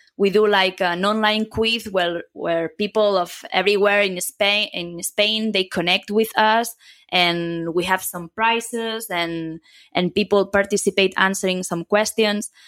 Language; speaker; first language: English; non-native, fluent; Catalan